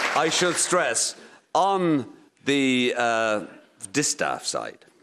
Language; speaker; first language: English; native; English